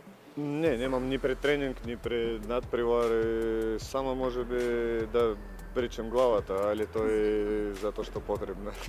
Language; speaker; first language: Macedonian; non-native, fluent; Russian